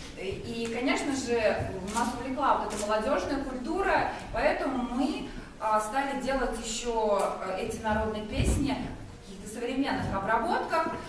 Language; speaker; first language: Russian; native; Russian